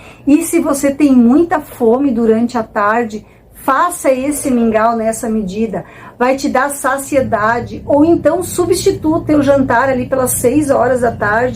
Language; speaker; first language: Portuguese; native; Portuguese